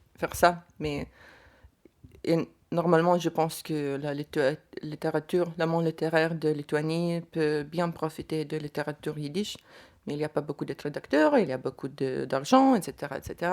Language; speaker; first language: French; non-native, learner; Lithuanian